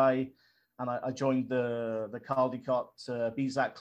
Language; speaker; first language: English; native; English